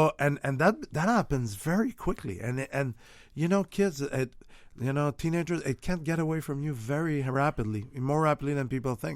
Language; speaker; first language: English; non-native, fluent; French